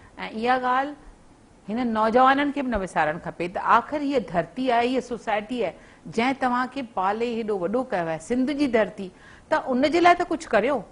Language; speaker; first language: Sindhi; early bilingual, heritage; Sindhi